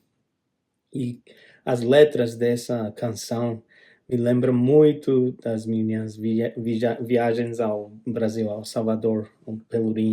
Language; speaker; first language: Portuguese; non-native, fluent; English